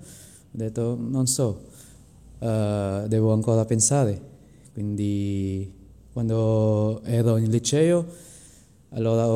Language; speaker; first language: Italian; non-native, fluent; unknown